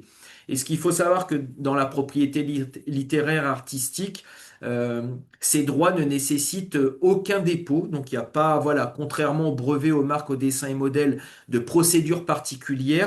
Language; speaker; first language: French; native; French